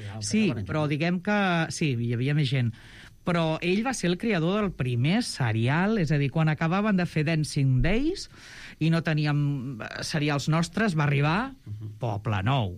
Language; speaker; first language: Catalan; native; Catalan